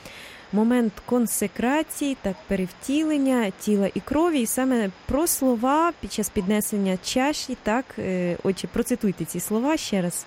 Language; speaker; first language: Ukrainian; native; Ukrainian